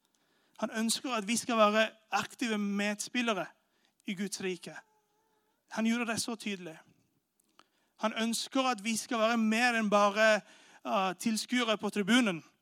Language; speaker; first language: Norwegian; non-native, fluent; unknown